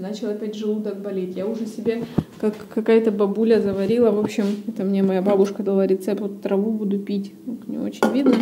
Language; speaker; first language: Russian; native; Russian